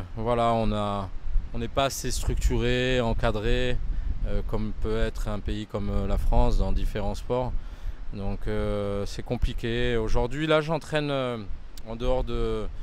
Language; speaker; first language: French; native; French